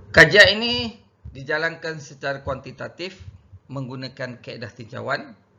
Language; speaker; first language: Malay; native; Malay